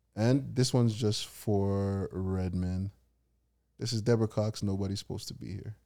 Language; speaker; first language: English; native; English